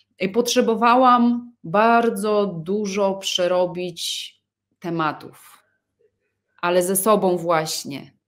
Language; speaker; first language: Polish; early bilingual, other home language; Russian